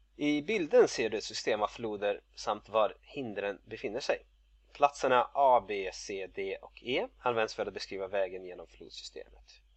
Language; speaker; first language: Swedish; non-native, fluent; Russian